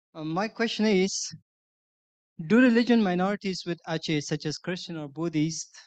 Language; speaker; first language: English; non-native, fluent; Persian